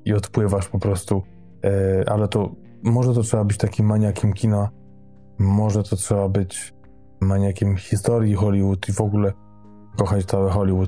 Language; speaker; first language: Polish; native; Polish